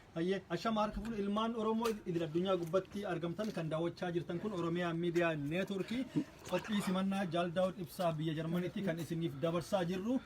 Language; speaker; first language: Oromo; native; Oromo